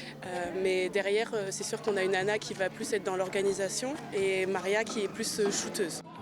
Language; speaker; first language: French; native; French